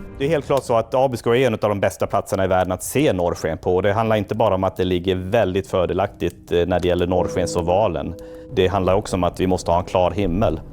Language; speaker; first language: Swedish; native; Swedish